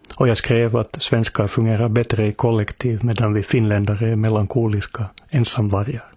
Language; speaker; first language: Swedish; native; Swedish